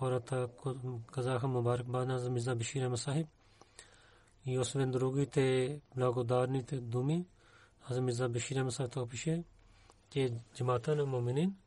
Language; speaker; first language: Bulgarian; non-native, learner; Urdu